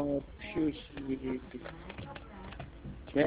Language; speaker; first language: Chinese; non-native, learner; Korean